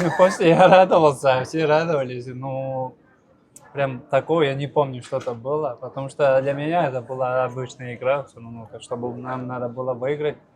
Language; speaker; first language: Russian; non-native, local second language; Uzbek